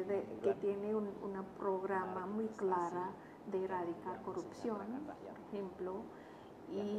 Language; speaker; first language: Spanish; non-native, fluent; Indonesian